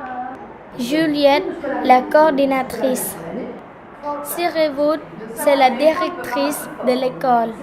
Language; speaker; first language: French; non-native, learner; Khmer